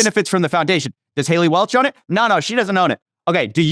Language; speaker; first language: English; native; English